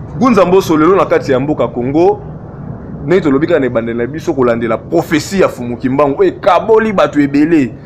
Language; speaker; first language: Lingala; non-native, local second language; Kongo